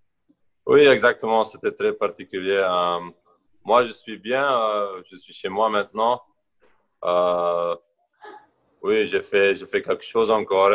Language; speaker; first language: French; non-native, local second language; Dutch